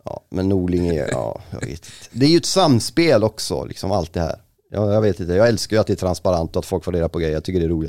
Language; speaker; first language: Swedish; native; Swedish